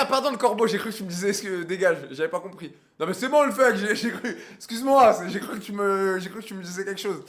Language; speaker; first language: French; native; French